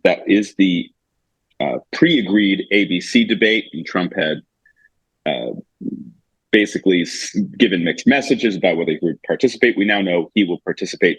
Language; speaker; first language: English; native; English